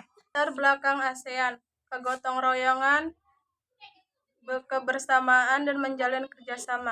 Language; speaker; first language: Indonesian; native; Indonesian